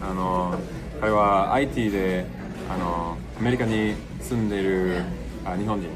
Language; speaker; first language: Japanese; non-native, learner; English